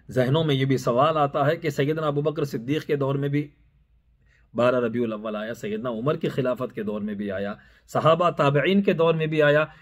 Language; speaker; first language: Urdu; native; Urdu